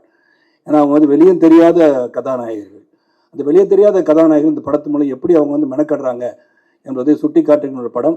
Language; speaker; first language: Tamil; native; Tamil